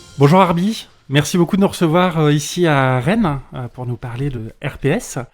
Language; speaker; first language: French; native; French